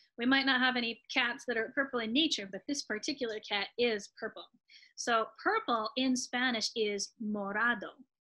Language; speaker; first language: English; native; English